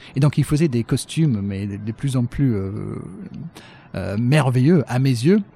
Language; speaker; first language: French; non-native, fluent; English